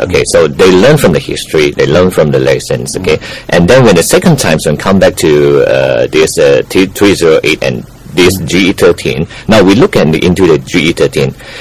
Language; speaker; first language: English; non-native, local second language; Chinese